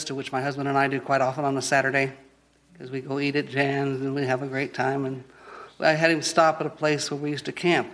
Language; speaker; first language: English; non-native, fluent; Spanish